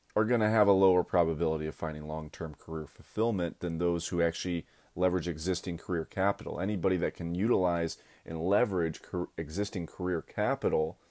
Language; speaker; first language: English; native; English